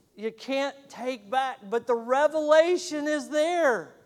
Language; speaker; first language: English; native; English